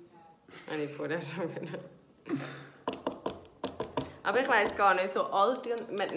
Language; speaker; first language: German; native; German